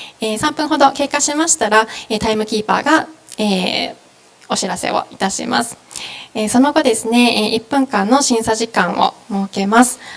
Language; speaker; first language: Japanese; native; Japanese